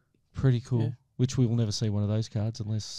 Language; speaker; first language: English; native; English